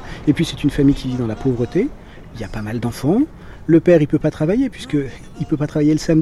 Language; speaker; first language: French; native; French